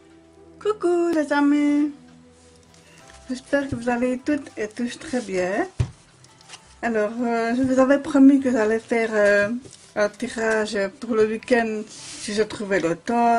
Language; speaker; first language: French; native; French